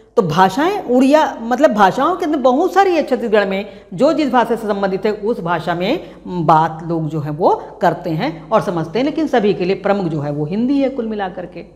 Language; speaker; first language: Hindi; non-native, local second language; Chhattisgarhi